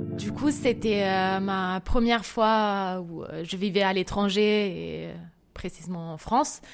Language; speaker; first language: French; non-native, fluent; Italian